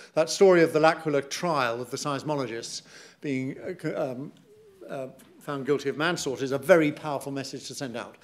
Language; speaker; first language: English; native; English